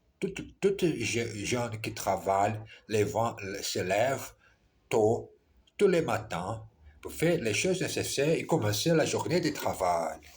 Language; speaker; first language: French; non-native, learner; Portuguese